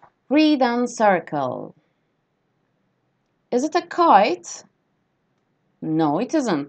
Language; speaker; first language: English; non-native, fluent; Turkish